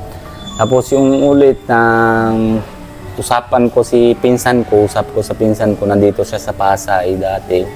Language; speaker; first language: Filipino; non-native, learner; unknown